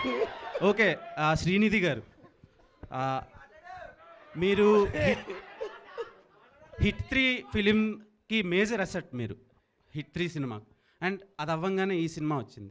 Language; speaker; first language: Telugu; native; Telugu